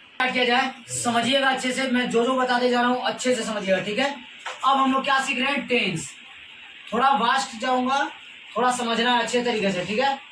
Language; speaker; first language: Hindi; native; Hindi